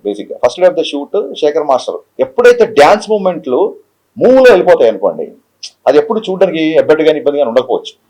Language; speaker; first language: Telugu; native; Telugu